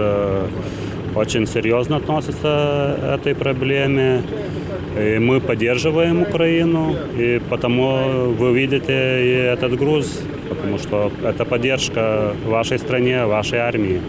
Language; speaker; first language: Russian; non-native, fluent; Lithuanian